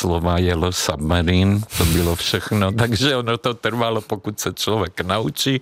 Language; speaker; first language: Czech; non-native, fluent; Hungarian